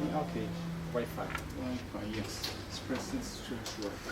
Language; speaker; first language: English; non-native, learner; Portuguese